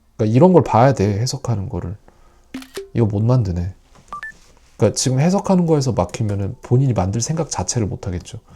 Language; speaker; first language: Korean; native; Korean